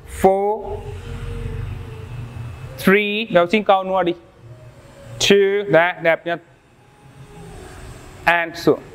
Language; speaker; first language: Vietnamese; non-native, learner; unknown